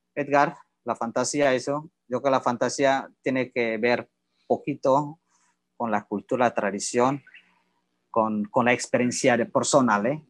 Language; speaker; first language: Spanish; non-native, learner; Indonesian